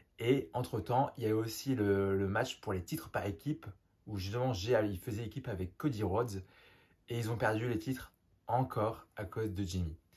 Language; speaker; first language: French; native; French